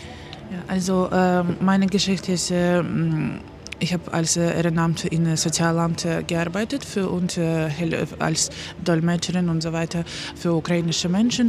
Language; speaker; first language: German; non-native, learner; Ukrainian